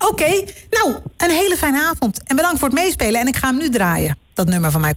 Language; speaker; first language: Dutch; native; Dutch